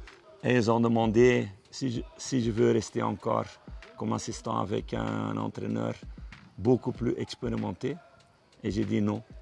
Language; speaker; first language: French; non-native, fluent; Dutch